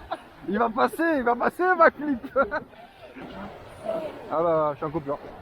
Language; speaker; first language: French; native; French